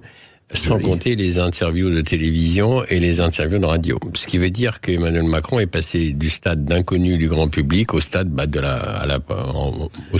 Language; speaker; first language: French; native; French